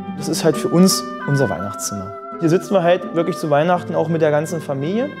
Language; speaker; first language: German; native; German